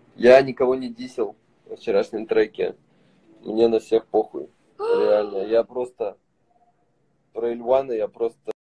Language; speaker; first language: Russian; native; Russian